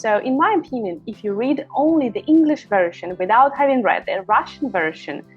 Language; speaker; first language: English; non-native, fluent; Russian